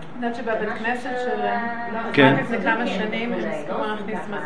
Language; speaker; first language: Hebrew; non-native, learner; English